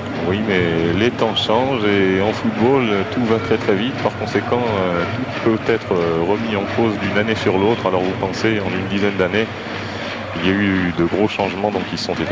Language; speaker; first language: French; native; French